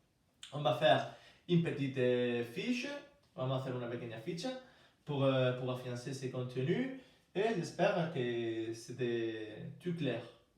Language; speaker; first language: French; non-native, fluent; Spanish